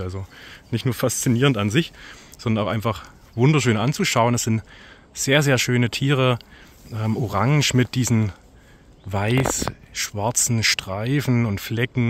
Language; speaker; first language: German; native; German